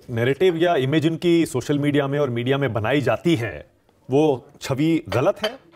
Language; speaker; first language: Hindi; native; Hindi